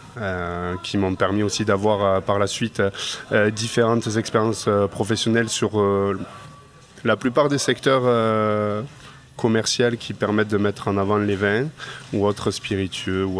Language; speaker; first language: French; native; French